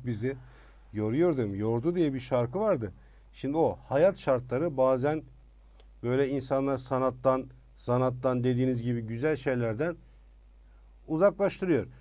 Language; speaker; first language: Turkish; native; Turkish